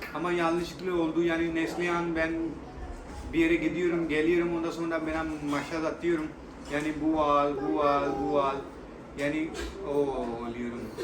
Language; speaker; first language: Turkish; non-native, learner; Urdu